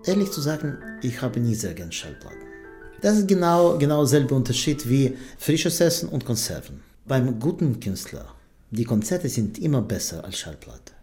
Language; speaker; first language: German; non-native, fluent; Russian